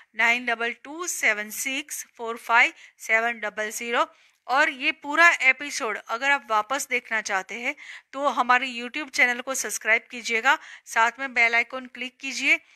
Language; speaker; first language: Hindi; non-native, local second language; Gujarati